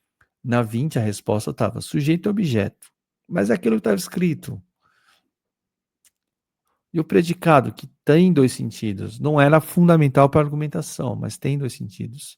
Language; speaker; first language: Portuguese; native; Portuguese